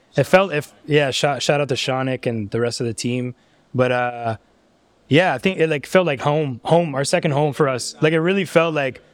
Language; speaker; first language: English; native; English